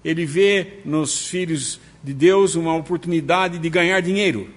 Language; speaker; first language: Portuguese; native; Portuguese